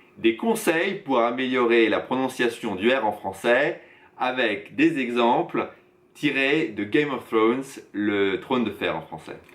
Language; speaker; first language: French; native; French